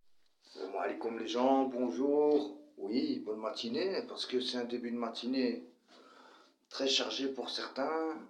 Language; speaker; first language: French; early bilingual, other home language; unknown